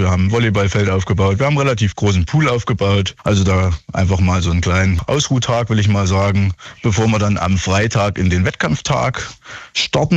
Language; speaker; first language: German; native; German